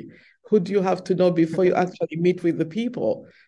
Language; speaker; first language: English; non-native, local second language; Ganda